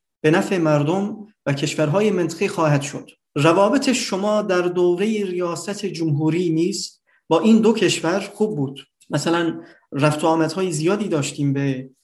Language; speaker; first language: Persian; non-native, fluent; Turkish